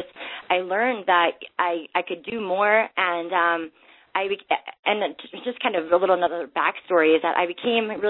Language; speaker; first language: English; native; English